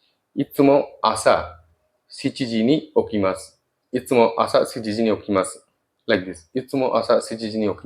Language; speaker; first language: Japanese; non-native, fluent; Bangla